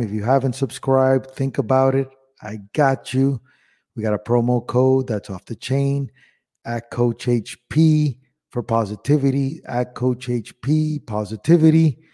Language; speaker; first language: English; early bilingual, other home language; Spanish